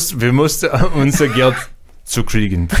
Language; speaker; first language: German; non-native, learner; English